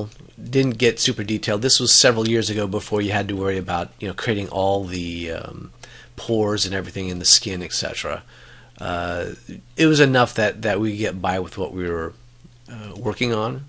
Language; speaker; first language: English; native; English